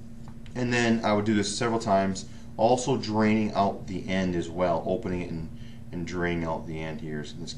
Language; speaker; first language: English; native; English